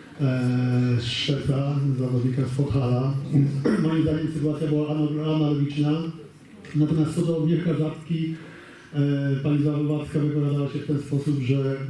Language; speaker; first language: Polish; native; Polish